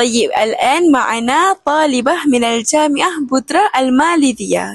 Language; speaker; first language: Arabic; non-native, learner; Malay